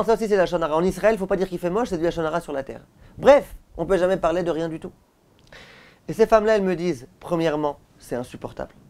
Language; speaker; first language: French; native; French